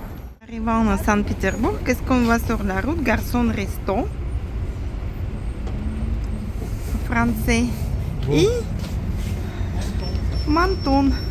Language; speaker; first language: French; non-native, fluent; Russian